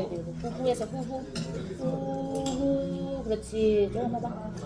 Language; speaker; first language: Korean; native; Korean